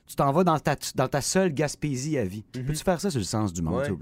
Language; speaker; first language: French; native; French